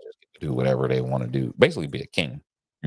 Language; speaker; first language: English; native; English